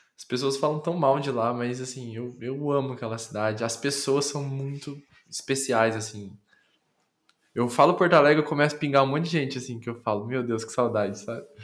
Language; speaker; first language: Portuguese; native; Portuguese